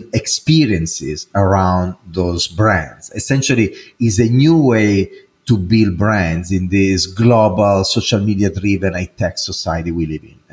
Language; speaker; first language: English; non-native, fluent; Italian